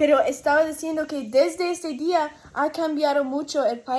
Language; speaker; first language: Spanish; non-native, fluent; English